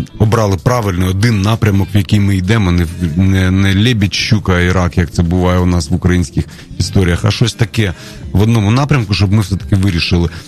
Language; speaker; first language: Ukrainian; non-native, local second language; Russian